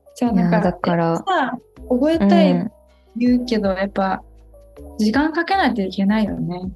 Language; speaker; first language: Japanese; non-native, local second language; Portuguese